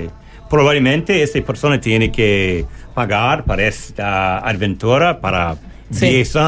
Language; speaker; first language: Spanish; non-native, learner; English